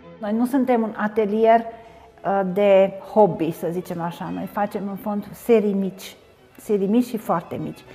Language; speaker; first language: Romanian; non-native, local second language; Hungarian